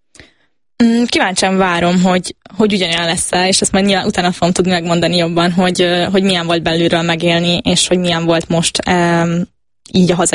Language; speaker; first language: Hungarian; native; Hungarian